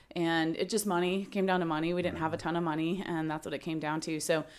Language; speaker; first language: English; native; English